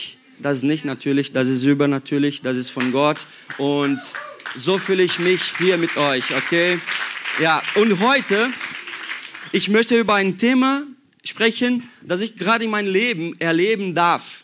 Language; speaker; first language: German; non-native, fluent; Portuguese